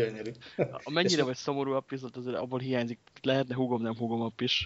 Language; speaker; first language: Hungarian; native; Hungarian